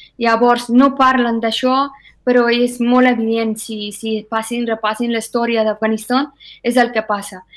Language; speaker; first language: Catalan; non-native, fluent; Persian